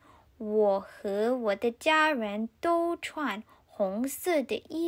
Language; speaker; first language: Chinese; non-native, learner; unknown